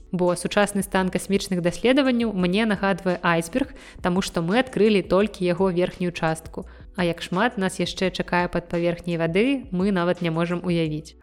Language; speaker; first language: Belarusian; native; Belarusian